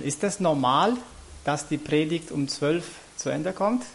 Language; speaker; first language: German; non-native, fluent; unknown